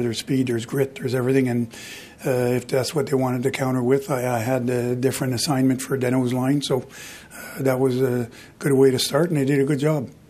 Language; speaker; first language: English; non-native, fluent; French